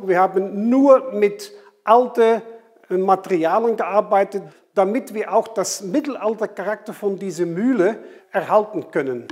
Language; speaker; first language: German; non-native, fluent; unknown